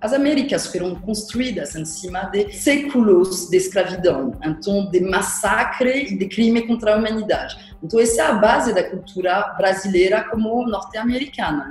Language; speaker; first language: Portuguese; non-native, fluent; French